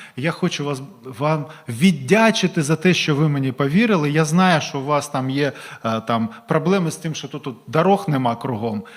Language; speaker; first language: Ukrainian; non-native, local second language; Russian